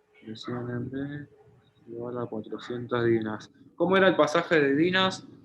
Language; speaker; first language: Spanish; native; Spanish